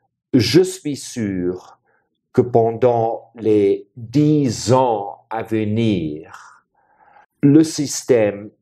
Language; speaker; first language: French; non-native, fluent; German